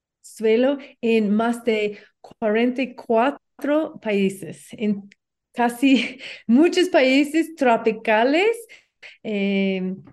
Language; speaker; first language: Spanish; non-native, learner; English